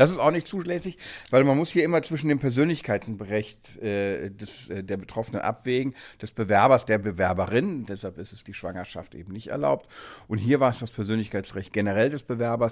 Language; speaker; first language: German; native; German